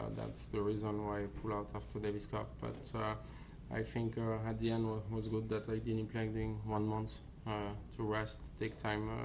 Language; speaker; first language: English; non-native, fluent; French